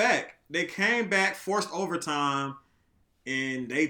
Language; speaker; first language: English; native; English